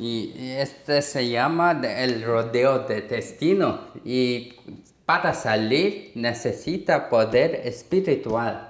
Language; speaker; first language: Spanish; non-native, learner; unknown